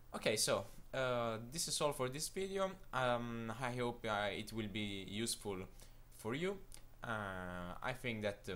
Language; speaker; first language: English; non-native, fluent; Italian